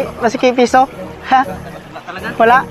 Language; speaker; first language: Filipino; non-native, local second language; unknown